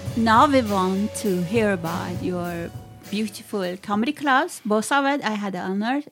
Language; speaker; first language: English; non-native, fluent; Swedish